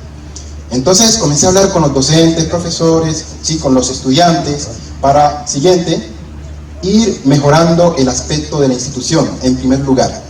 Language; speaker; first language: Spanish; native; Spanish